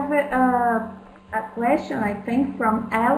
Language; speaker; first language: English; non-native, fluent; Portuguese